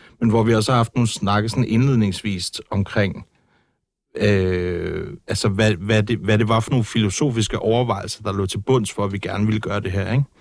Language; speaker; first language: Danish; native; Danish